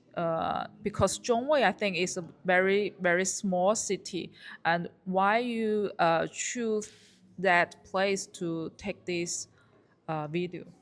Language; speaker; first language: English; non-native, learner; Chinese